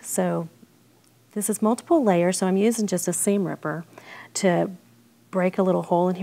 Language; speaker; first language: English; native; English